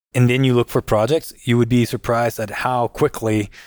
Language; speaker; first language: English; non-native, fluent; Spanish